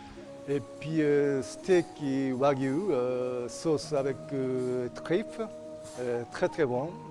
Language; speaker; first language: French; non-native, learner; Japanese